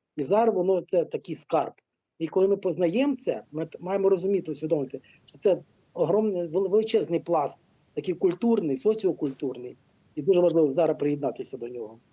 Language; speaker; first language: Ukrainian; non-native, local second language; Russian